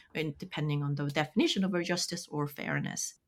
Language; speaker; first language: English; non-native, fluent; Korean